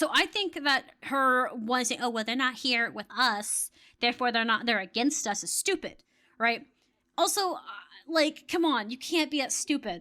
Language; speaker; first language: English; native; English